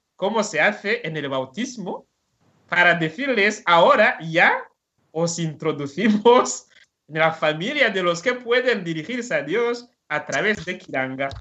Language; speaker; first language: Spanish; non-native, fluent; Rundi